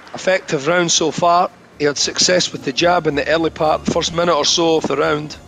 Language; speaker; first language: English; native; English